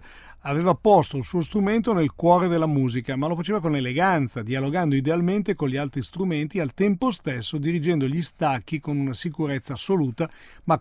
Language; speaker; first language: Italian; native; Italian